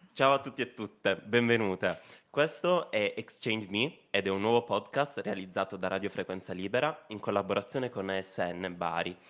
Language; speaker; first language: Italian; native; Italian